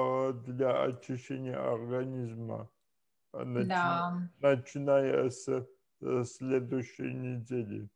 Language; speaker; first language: Russian; non-native, local second language; Latvian